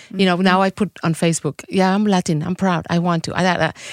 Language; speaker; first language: English; non-native, fluent; Spanish